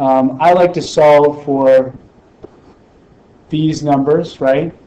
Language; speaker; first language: English; native; English